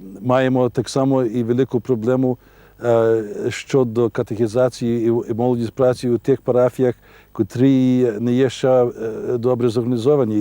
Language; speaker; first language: Ukrainian; early bilingual, heritage; Ukrainian